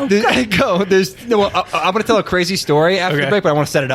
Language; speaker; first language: English; native; English